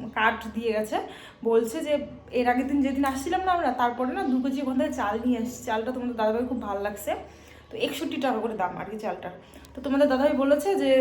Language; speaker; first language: Bangla; non-native, local second language; Rangpuri